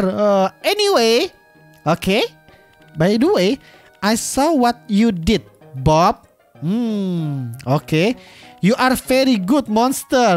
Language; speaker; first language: English; non-native, learner; Indonesian